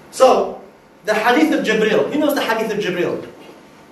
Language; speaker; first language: English; native; English